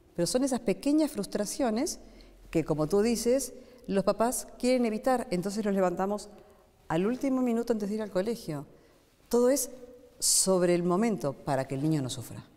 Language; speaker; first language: Spanish; native; Spanish